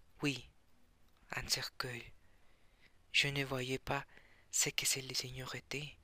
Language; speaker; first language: French; non-native, learner; Spanish